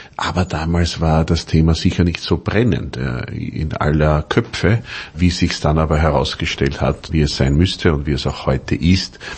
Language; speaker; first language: German; native; German